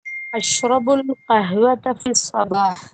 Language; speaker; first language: Arabic; non-native, learner; Tamil